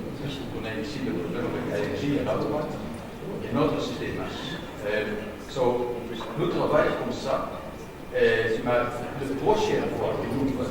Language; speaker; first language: French; non-native, learner; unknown